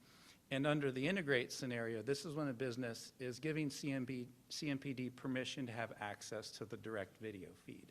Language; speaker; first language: English; native; English